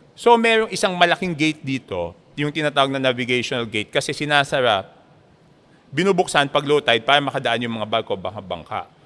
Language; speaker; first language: Filipino; native; Filipino